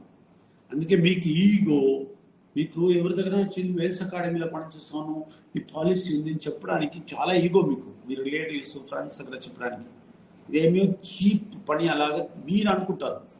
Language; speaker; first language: Telugu; non-native, fluent; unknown